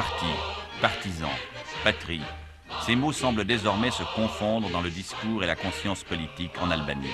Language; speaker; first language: French; native; French